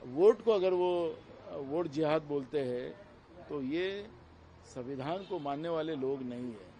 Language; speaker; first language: Hindi; non-native, local second language; Marathi